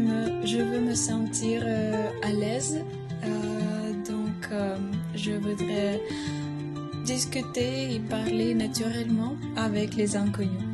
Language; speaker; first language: French; non-native, fluent; Ukrainian